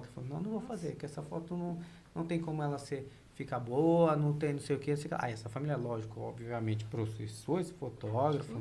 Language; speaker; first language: Portuguese; native; Portuguese